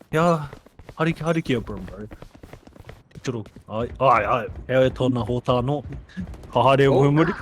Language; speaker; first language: Māori; non-native, local second language; English